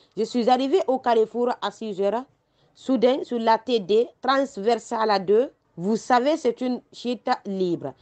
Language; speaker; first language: French; non-native, local second language; Fula